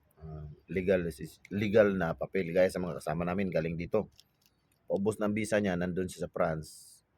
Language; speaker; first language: Filipino; native; Filipino